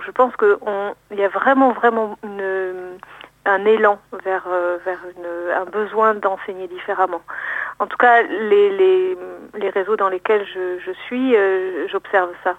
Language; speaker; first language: French; native; French